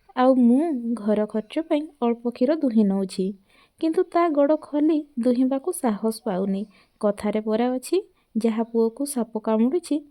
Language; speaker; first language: Odia; non-native, local second language; Santali